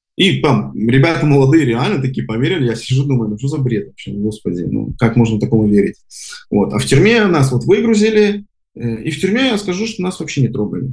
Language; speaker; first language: Russian; native; Russian